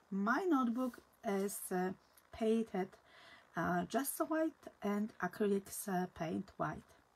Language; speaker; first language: English; non-native, learner; Polish